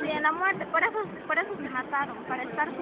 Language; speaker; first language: Spanish; native; Spanish